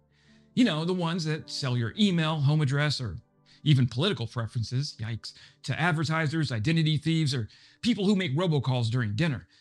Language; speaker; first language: English; native; English